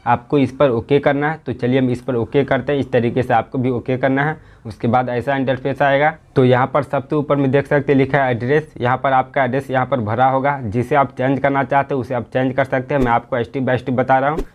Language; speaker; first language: Hindi; native; Hindi